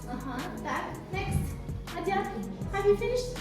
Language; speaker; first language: English; non-native, learner; Kazakh